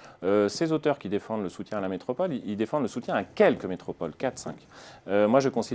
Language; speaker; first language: French; native; French